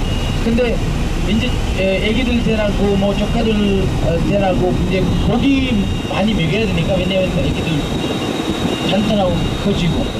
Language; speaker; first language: Korean; non-native, fluent; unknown